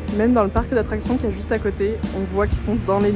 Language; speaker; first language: French; native; French